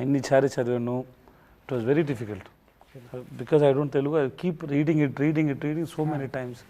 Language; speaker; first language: Telugu; non-native, learner; Tamil